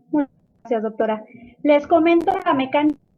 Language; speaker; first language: Spanish; native; Spanish